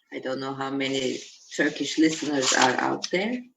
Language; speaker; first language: English; non-native, fluent; Turkish